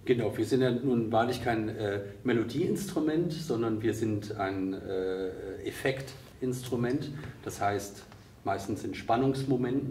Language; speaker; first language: German; native; German